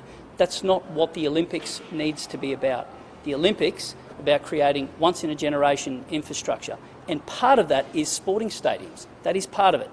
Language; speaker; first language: English; native; English